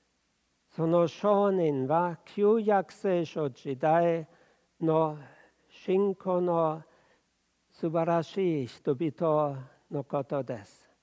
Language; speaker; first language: Japanese; non-native, fluent; German